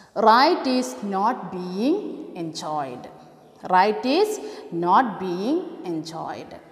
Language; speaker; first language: English; non-native, local second language; Malayalam